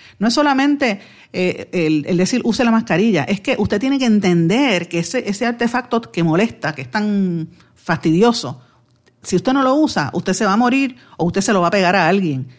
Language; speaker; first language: Spanish; native; Spanish